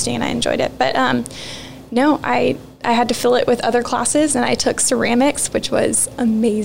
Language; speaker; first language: English; native; English